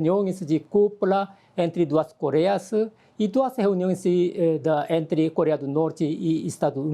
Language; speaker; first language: Portuguese; non-native, learner; Korean